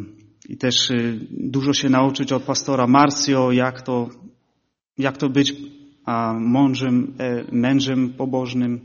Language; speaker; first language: Polish; early bilingual, heritage; Polish